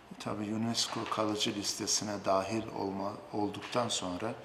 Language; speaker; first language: Turkish; native; Turkish